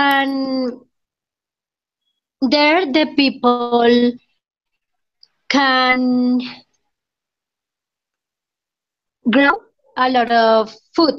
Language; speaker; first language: English; non-native, learner; Spanish